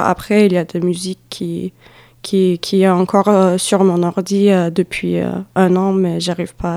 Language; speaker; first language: French; non-native, fluent; Turkish